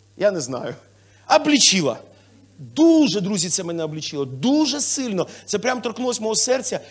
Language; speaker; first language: Ukrainian; non-native, local second language; Russian